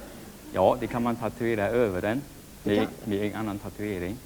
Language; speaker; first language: Swedish; non-native, fluent; Cantonese